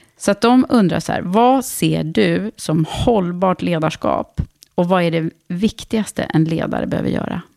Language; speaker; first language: Swedish; native; Swedish